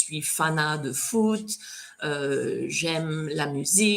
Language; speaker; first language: French; non-native, fluent; English